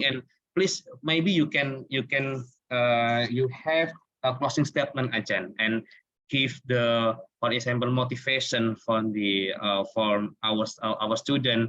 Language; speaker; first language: English; non-native, learner; Indonesian